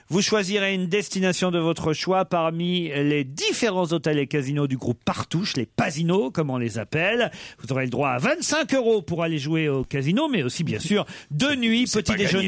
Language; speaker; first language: French; native; French